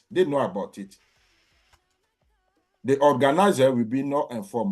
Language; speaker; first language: English; non-native, learner; French